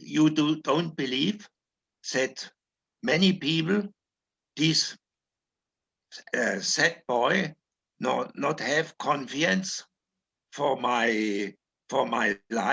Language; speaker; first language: English; non-native, learner; German